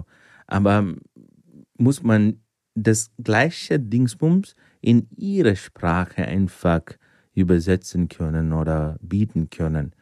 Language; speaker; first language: German; non-native, fluent; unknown